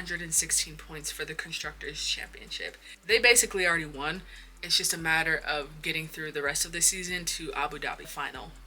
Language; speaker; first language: English; native; English